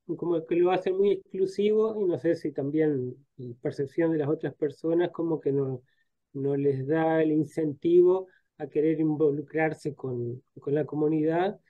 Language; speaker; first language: Spanish; native; Spanish